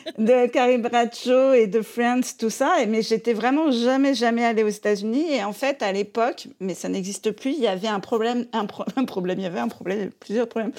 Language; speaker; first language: French; native; French